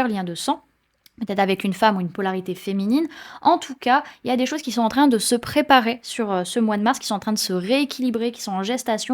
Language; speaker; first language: French; native; French